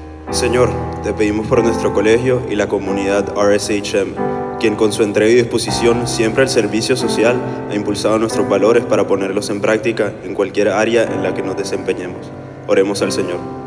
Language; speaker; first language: Spanish; early bilingual, heritage; Spanish